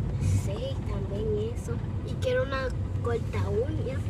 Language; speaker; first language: Spanish; early bilingual, other home language; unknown